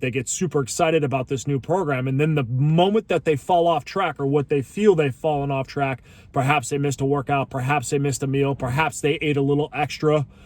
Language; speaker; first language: English; native; English